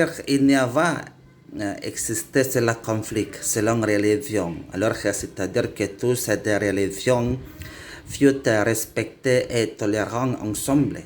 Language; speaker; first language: French; non-native, learner; Indonesian